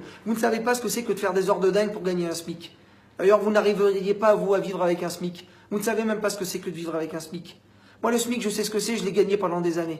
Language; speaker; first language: French; native; French